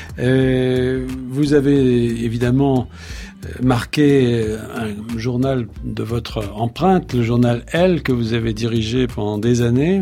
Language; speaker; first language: French; native; French